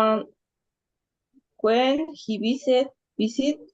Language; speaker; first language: English; non-native, learner; Spanish